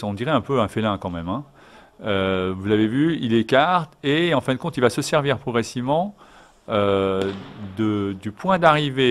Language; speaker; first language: French; native; French